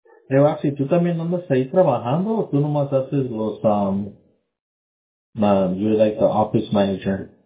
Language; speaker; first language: Spanish; early bilingual, heritage; Spanish